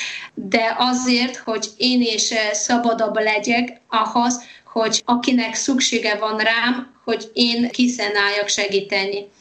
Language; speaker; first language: Hungarian; non-native, fluent; Polish